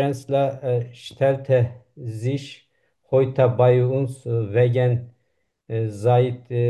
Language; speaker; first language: German; non-native, learner; Turkish